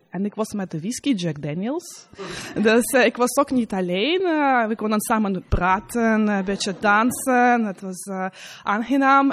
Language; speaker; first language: Dutch; non-native, learner; Russian